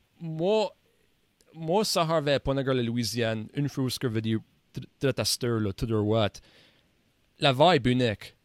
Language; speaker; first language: French; native; French